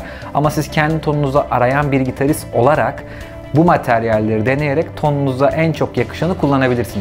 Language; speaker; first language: Turkish; native; Turkish